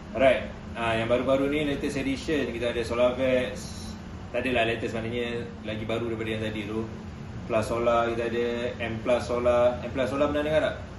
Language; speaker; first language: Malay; native; Malay